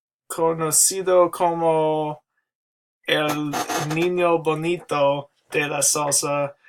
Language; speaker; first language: Spanish; non-native, learner; English